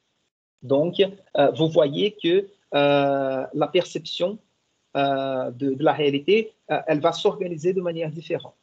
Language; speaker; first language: French; non-native, fluent; Portuguese